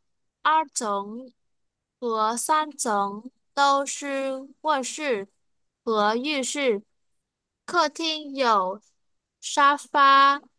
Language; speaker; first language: Chinese; non-native, fluent; Vietnamese